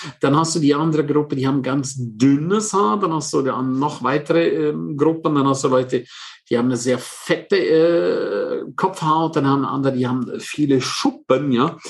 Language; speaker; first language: German; non-native, local second language; Romansh